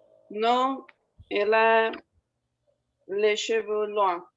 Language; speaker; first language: French; non-native, learner; Spanish